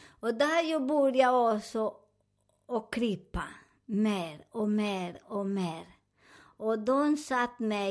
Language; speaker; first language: Swedish; non-native, learner; Spanish